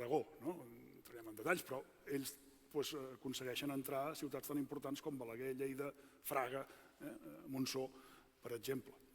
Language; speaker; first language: Catalan; native; Catalan